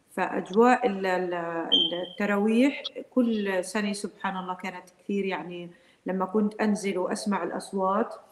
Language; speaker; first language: Arabic; native; Arabic